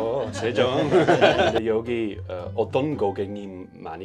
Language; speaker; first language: Korean; non-native, learner; Dutch